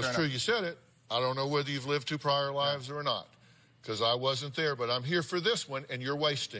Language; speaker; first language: English; native; English